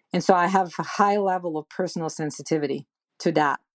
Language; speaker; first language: English; non-native, fluent; Serbian